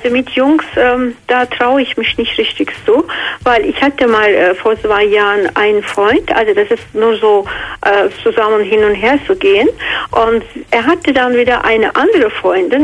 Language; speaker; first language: German; non-native, fluent; Georgian